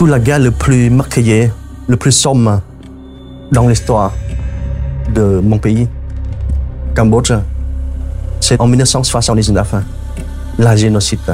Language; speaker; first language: French; non-native, fluent; Khmer